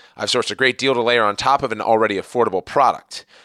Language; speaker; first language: English; early bilingual, other home language; Arabic